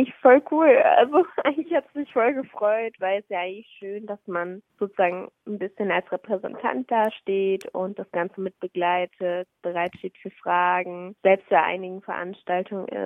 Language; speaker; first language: German; early bilingual, other home language; Somali